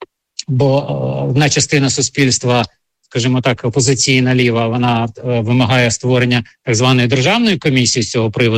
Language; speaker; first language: Ukrainian; native; Ukrainian